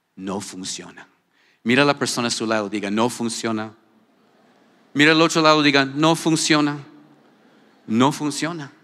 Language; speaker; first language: Spanish; non-native, fluent; English